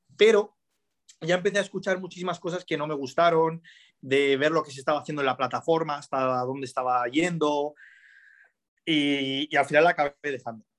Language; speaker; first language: Spanish; early bilingual, other home language; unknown